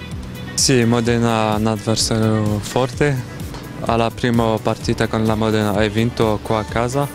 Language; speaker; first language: Italian; non-native, learner; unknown